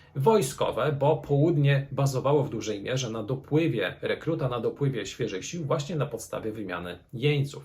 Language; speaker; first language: Polish; native; Polish